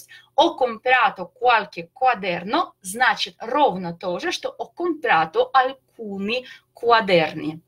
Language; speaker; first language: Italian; non-native, fluent; Russian